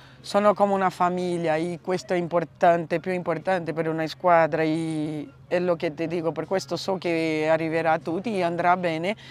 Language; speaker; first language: Italian; non-native, learner; Portuguese